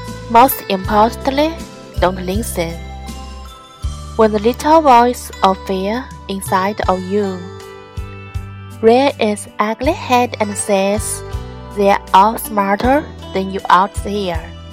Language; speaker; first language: English; non-native, learner; Chinese